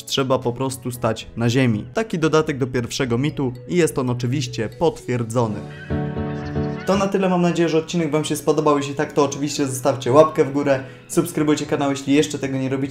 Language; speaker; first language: Polish; native; Polish